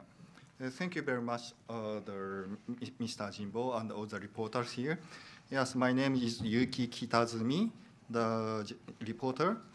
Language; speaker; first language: English; non-native, learner; Japanese